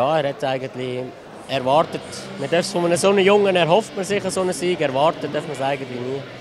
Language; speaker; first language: German; native; German